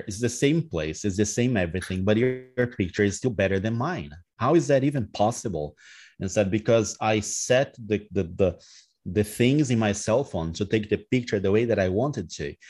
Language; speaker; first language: English; non-native, fluent; Portuguese